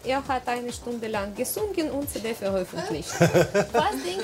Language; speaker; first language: German; non-native, learner; Russian